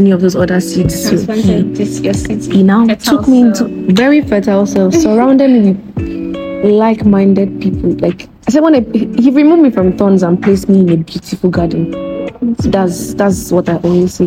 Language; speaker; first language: English; non-native, local second language; Yoruba